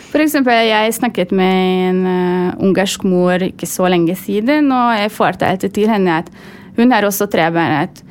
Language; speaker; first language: Norwegian; non-native, fluent; Hungarian